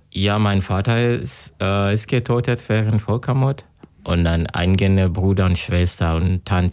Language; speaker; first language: German; non-native, learner; Kinyarwanda